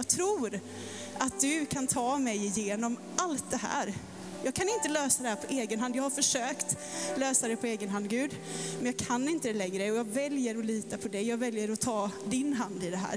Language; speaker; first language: Swedish; native; Swedish